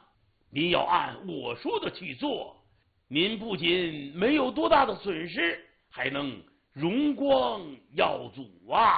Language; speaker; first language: Chinese; native; Chinese